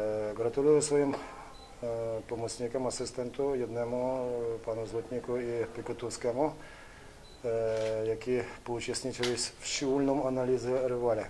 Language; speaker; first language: Polish; non-native, learner; Ukrainian